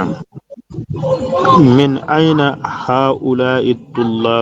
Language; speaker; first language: Arabic; non-native, learner; French